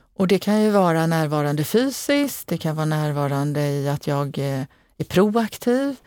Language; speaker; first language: Swedish; early bilingual, other home language; Hungarian